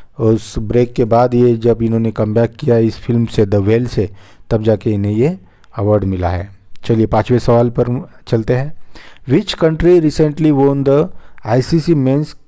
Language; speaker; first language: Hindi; non-native, local second language; Marathi